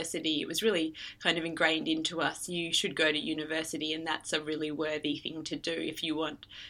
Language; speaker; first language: English; native; English